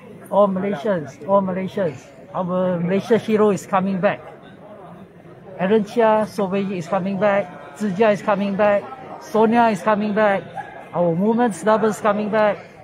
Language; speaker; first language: English; non-native, local second language; Chinese